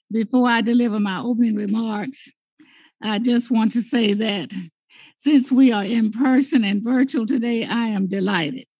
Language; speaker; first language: English; native; English